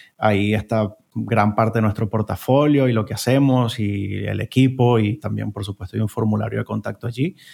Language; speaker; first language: Spanish; native; Spanish